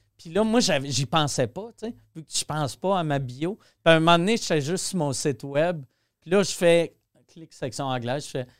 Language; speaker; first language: French; native; French